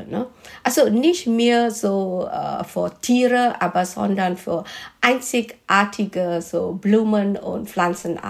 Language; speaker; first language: German; non-native, fluent; Malay